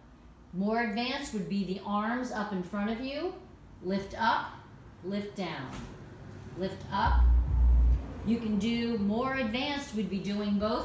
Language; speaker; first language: English; native; English